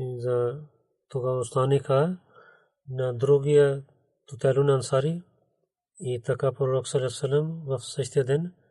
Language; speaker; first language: Bulgarian; non-native, learner; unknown